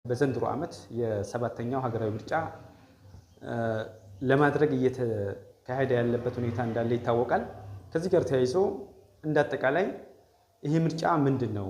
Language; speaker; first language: Amharic; non-native, local second language; Oromo